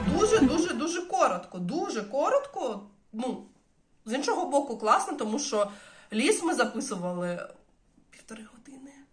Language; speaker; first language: Ukrainian; non-native, local second language; Russian